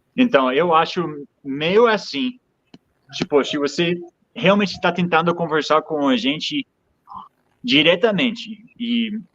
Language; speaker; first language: Portuguese; non-native, fluent; English